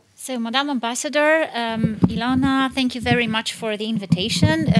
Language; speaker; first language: English; non-native, fluent; Lithuanian